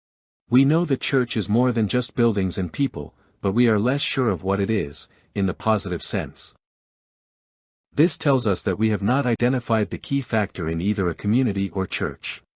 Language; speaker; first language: English; native; English